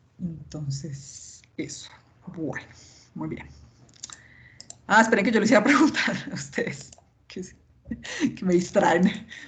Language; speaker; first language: Spanish; native; Spanish